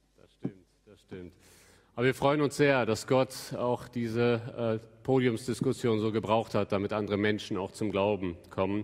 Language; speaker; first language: German; native; German